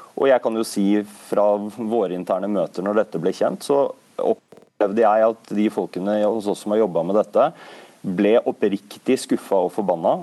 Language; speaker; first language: Norwegian; native; Norwegian